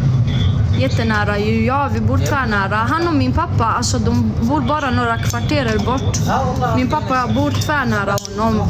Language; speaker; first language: Swedish; early bilingual, other home language; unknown